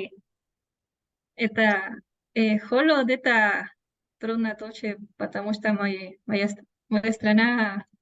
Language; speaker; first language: Russian; non-native, learner; Spanish